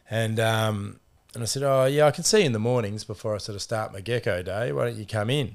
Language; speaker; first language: English; native; English